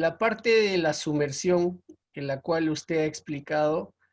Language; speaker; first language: Spanish; native; Spanish